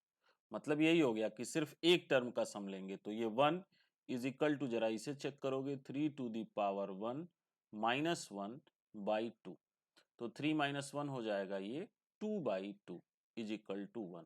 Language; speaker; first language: Hindi; native; Hindi